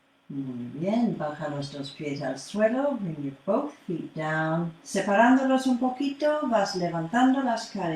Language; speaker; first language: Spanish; non-native, fluent; English